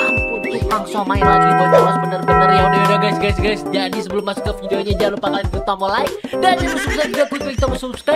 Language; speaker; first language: Indonesian; native; Indonesian